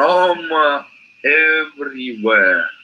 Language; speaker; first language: English; non-native, learner; Russian